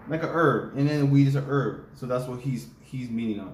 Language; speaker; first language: English; early bilingual, other home language; Spanish